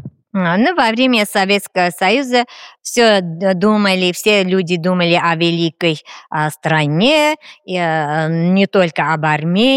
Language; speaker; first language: Russian; non-native, fluent; Armenian